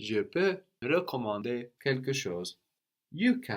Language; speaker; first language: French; non-native, fluent; English